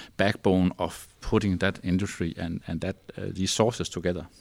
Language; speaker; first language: English; non-native, fluent; Danish